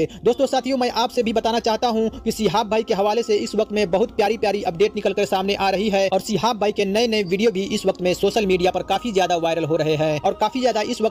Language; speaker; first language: Hindi; native; Hindi